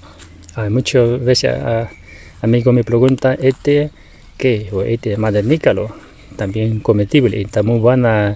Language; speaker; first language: Spanish; non-native, learner; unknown